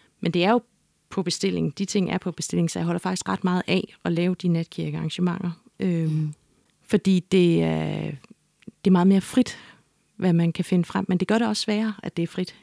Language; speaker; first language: Danish; native; Danish